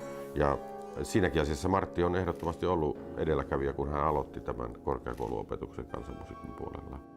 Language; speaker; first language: Finnish; native; Finnish